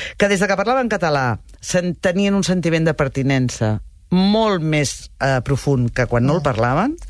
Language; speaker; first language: Catalan; native; Catalan